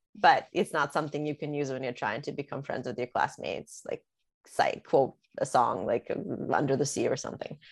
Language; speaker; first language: English; early bilingual, other home language; Russian